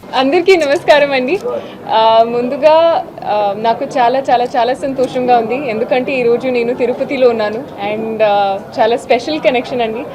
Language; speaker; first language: Telugu; non-native, fluent; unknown